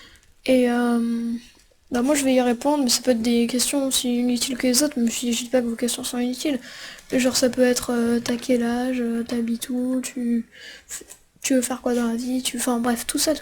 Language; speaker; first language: French; native; French